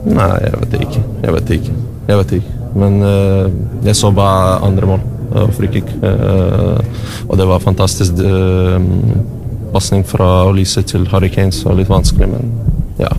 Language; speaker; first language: Norwegian; non-native, learner; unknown